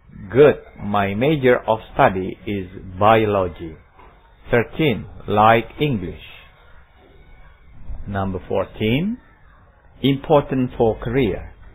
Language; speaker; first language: English; non-native, fluent; Indonesian